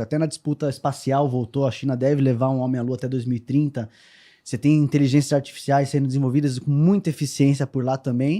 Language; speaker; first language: Portuguese; native; Portuguese